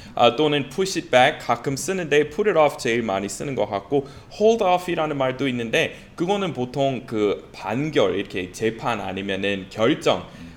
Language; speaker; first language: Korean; native; Korean